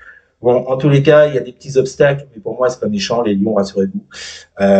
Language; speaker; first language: French; native; French